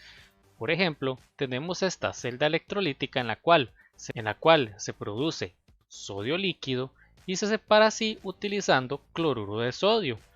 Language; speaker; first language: Spanish; native; Spanish